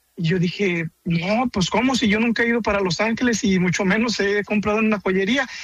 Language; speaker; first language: Spanish; native; Spanish